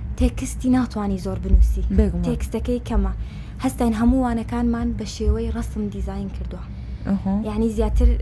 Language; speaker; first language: Central Kurdish; non-native, local second language; Kurdish